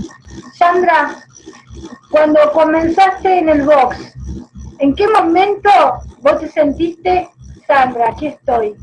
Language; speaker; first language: Spanish; native; Spanish